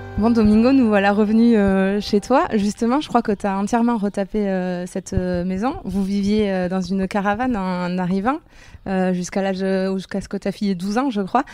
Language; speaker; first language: French; native; French